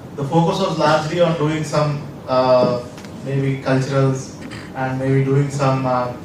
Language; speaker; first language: English; non-native, local second language; Telugu